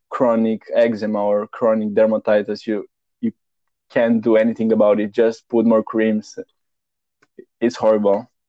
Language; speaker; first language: English; non-native, fluent; Romanian